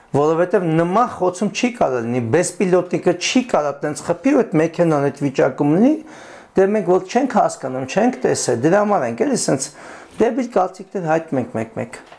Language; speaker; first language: Armenian; native; Armenian